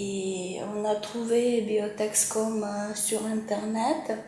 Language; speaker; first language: French; non-native, fluent; Ukrainian